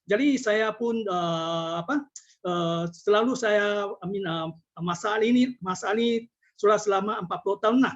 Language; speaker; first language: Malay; non-native, local second language; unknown